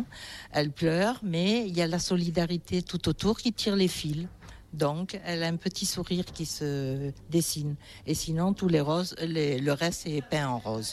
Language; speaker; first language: French; native; French